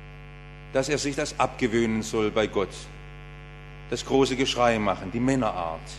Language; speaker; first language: German; native; German